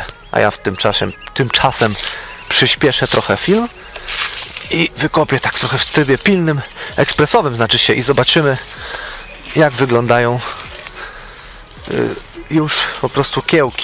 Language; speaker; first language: Polish; native; Polish